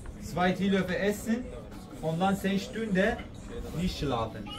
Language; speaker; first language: German; non-native, learner; Turkish